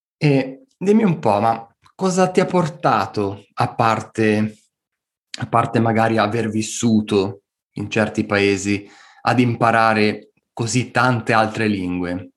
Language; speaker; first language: Italian; native; Italian